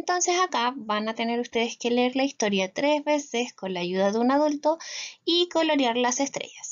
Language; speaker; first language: Spanish; native; Spanish